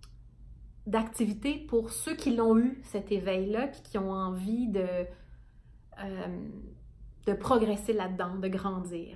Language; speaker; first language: French; native; French